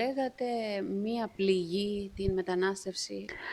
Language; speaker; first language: Greek; non-native, fluent; Albanian